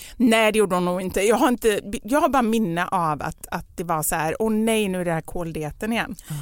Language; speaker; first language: Swedish; native; Swedish